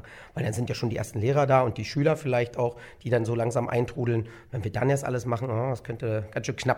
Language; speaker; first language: German; native; German